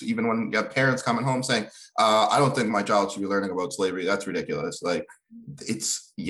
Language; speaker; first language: English; early bilingual, other home language; Swahili